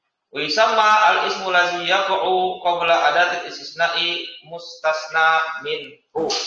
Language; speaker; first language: Arabic; non-native, fluent; Indonesian